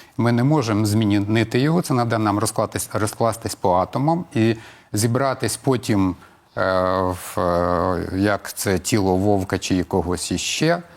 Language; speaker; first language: Ukrainian; non-native, local second language; Russian